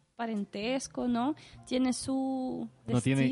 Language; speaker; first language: Spanish; non-native, fluent; Russian